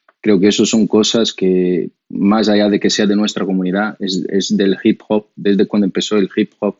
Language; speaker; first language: Spanish; non-native, fluent; Portuguese